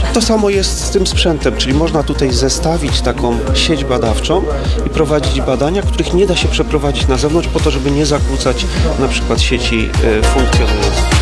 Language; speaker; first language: Polish; native; Polish